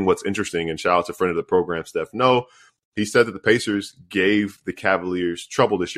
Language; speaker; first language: English; native; English